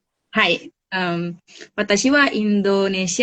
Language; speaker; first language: Japanese; non-native, learner; Indonesian